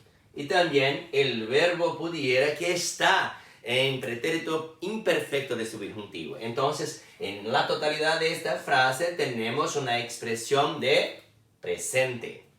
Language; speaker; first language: Spanish; non-native, fluent; Portuguese